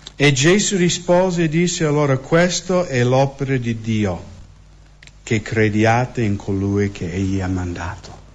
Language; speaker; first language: Italian; non-native, fluent; English